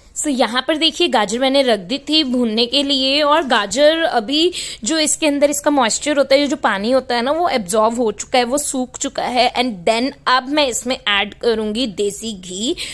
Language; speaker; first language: Hindi; native; Hindi